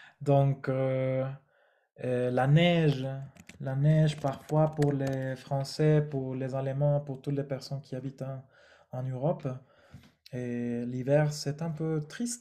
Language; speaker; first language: French; non-native, fluent; Spanish